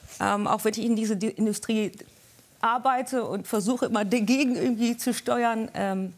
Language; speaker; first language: German; early bilingual, other home language; Basque